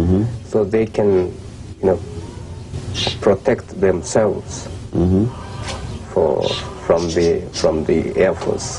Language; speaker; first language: English; non-native, learner; Japanese